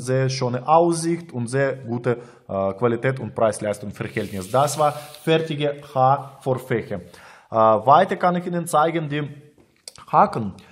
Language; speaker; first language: German; non-native, learner; Russian